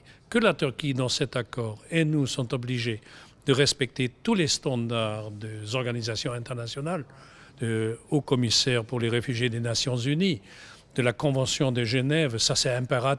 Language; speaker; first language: French; non-native, fluent; German